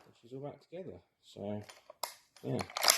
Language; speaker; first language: English; native; English